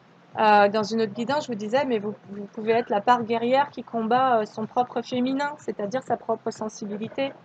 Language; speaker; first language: French; native; French